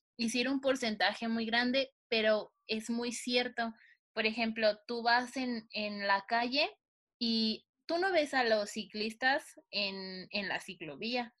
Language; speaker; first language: Spanish; native; Spanish